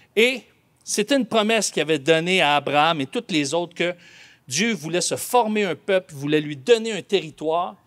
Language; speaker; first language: French; native; French